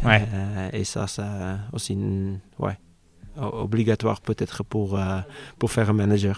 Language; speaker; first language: French; non-native, local second language; Dutch